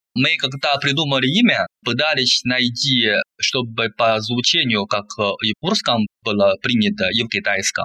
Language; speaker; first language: Russian; non-native, fluent; Chinese